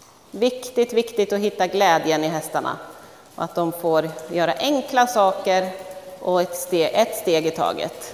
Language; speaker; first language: Swedish; native; Swedish